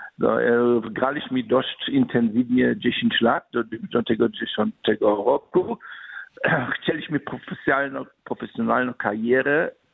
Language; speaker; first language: Polish; early bilingual, other home language; German